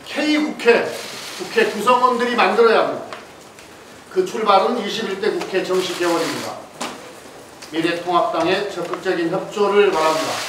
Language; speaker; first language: Korean; native; Korean